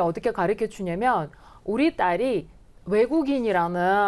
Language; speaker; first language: Korean; non-native, fluent; Russian